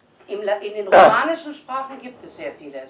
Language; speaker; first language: German; native; German